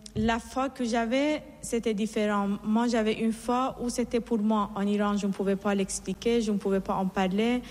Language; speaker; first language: French; non-native, fluent; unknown